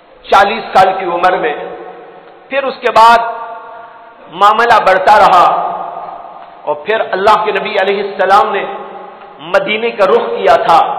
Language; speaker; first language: Urdu; native; Urdu